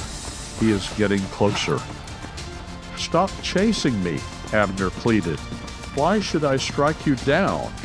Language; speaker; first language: English; native; English